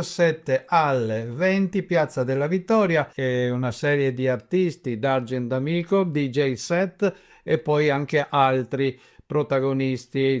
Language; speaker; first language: Italian; native; Italian